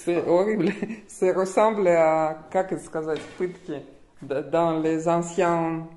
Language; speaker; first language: French; non-native, learner; Russian